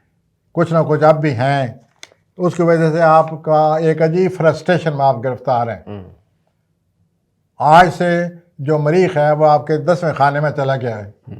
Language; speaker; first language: Urdu; native; Urdu